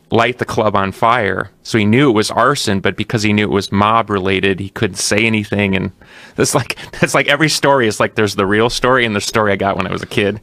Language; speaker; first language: English; native; English